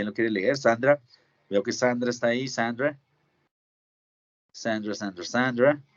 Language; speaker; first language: Spanish; native; Spanish